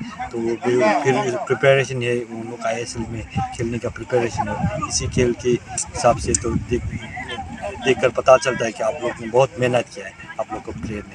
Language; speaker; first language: Hindi; non-native, fluent; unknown